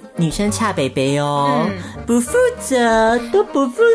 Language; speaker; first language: Chinese; native; Chinese